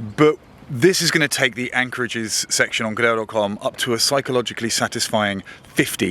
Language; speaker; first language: English; native; English